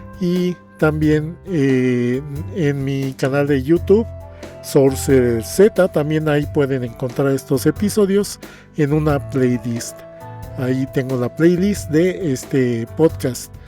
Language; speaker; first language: Spanish; native; Spanish